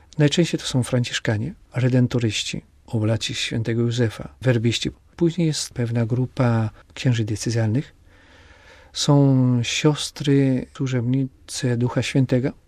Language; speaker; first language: Polish; native; Polish